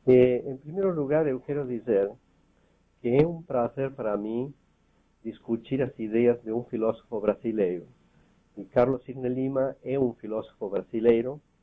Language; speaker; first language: Portuguese; non-native, fluent; Spanish